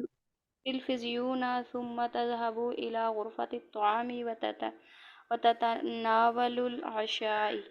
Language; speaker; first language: Arabic; non-native, learner; Urdu